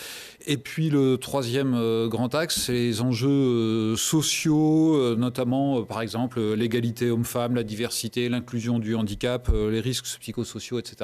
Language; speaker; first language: French; native; French